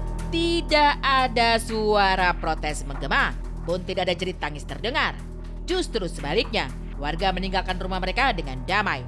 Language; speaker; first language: Indonesian; native; Indonesian